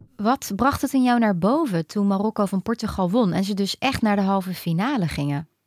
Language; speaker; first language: Dutch; native; Dutch